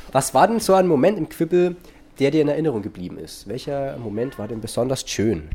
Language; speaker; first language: German; native; German